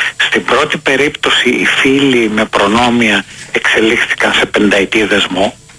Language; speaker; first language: Greek; native; Greek